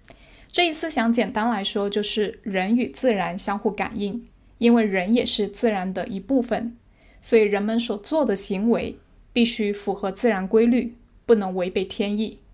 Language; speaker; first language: Chinese; native; Chinese